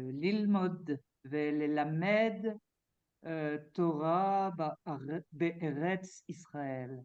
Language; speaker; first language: Hebrew; non-native, learner; French